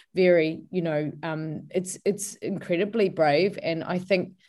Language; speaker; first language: English; native; English